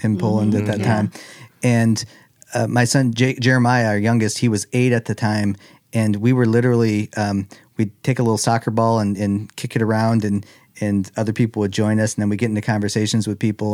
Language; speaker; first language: English; early bilingual, other home language; German